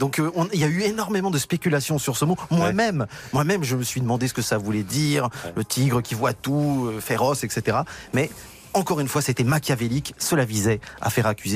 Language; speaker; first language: French; native; French